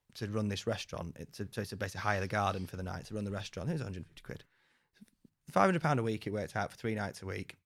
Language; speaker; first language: English; native; English